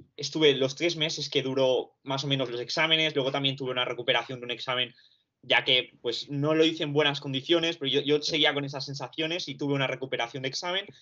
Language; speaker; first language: Spanish; early bilingual, other home language; Romanian